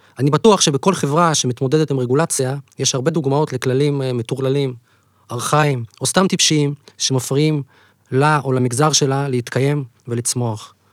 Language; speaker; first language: Hebrew; native; Hebrew